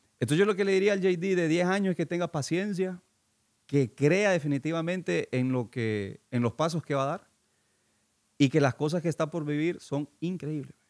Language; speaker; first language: Spanish; native; Spanish